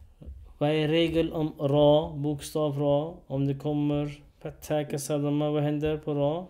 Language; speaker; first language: Swedish; non-native, learner; Urdu